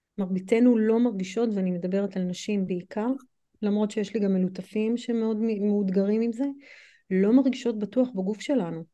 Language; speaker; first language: Hebrew; non-native, fluent; English